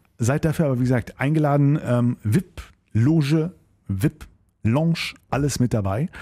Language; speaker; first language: German; native; German